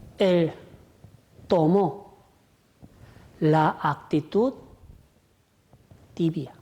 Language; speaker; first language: Spanish; non-native, fluent; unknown